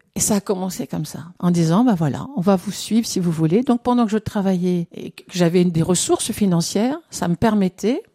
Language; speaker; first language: French; native; French